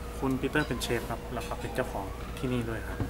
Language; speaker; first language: Thai; native; Thai